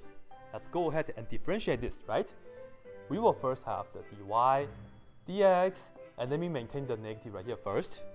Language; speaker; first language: English; non-native, fluent; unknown